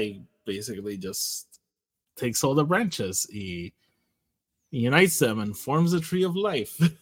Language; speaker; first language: English; non-native, local second language; Spanish